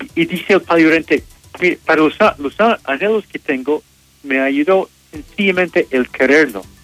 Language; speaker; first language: Spanish; non-native, fluent; English